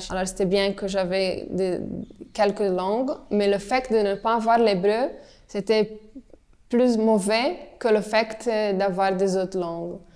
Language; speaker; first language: French; early bilingual, heritage; French